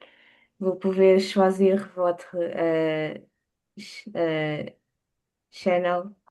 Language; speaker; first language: French; non-native, learner; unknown